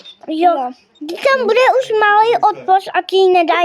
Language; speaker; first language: Czech; non-native, local second language; Polish